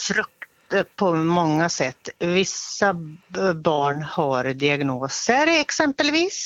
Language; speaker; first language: Swedish; native; Swedish